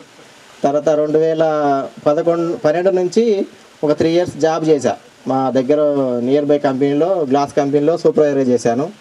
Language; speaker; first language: Telugu; native; Telugu